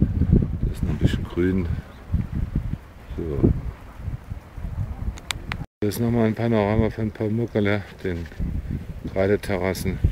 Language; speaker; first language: German; native; German